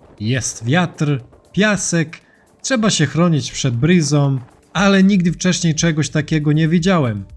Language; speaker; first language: Polish; non-native, fluent; Serbian